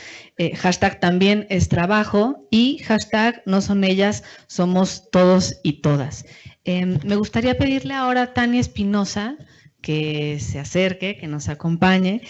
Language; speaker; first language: Spanish; native; Spanish